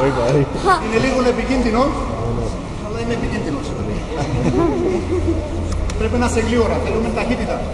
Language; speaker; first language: Greek; early bilingual, heritage; Greek